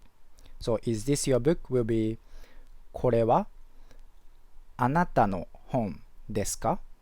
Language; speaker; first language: Japanese; non-native, fluent; English